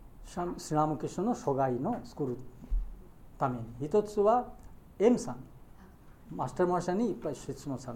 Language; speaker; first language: Japanese; non-native, learner; Bangla